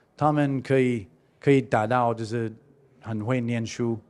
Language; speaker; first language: Chinese; non-native, fluent; English